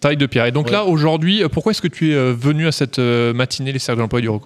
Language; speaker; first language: French; native; French